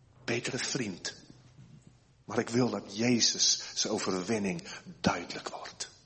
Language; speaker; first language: Dutch; early bilingual, heritage; Dutch